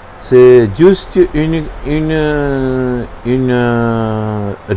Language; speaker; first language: French; non-native, learner; Hindi